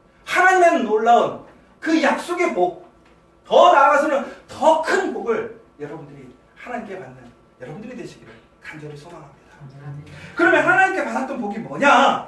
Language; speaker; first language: Korean; native; Korean